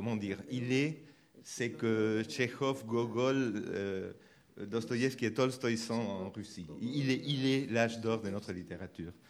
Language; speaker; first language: French; non-native, fluent; Spanish